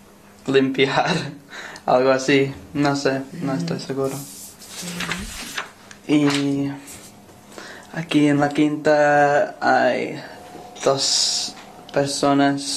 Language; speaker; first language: Spanish; non-native, learner; English